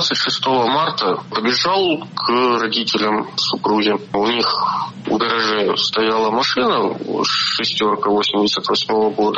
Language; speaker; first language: Russian; native; Russian